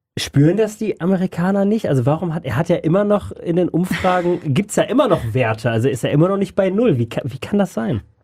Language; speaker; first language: German; native; German